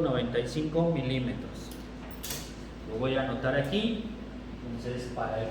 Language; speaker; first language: Spanish; native; Spanish